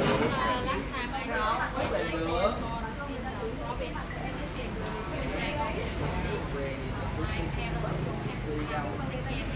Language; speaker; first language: English; non-native, local second language; Vietnamese